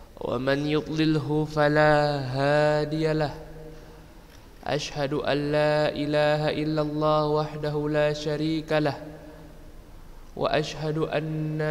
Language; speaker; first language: Arabic; non-native, fluent; Indonesian